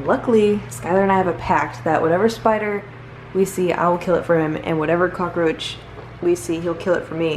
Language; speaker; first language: English; native; English